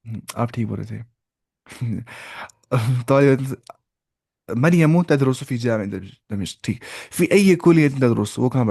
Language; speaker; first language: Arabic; non-native, fluent; Urdu